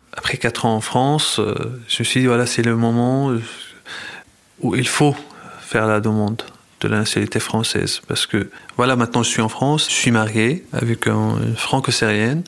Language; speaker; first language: French; non-native, fluent; Arabic